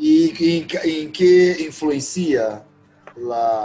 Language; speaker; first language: Spanish; non-native, learner; Portuguese